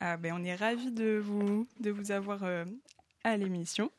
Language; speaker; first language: French; native; French